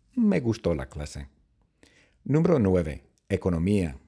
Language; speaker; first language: Spanish; non-native, fluent; English